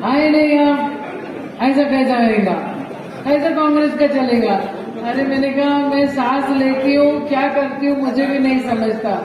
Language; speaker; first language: Hindi; non-native, local second language; Marathi